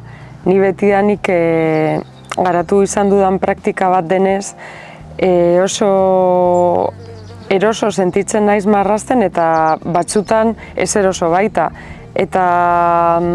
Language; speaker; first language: Basque; non-native, local second language; Spanish